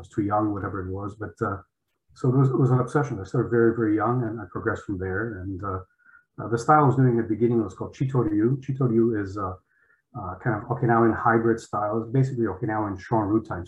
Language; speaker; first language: English; early bilingual, other home language; Polish